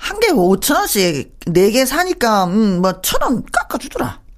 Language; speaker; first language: Korean; native; Korean